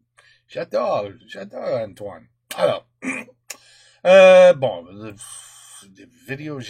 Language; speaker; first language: French; non-native, learner; English